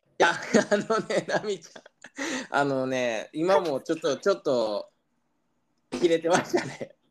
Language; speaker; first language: Japanese; native; Japanese